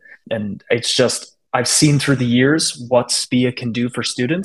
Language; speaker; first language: English; native; English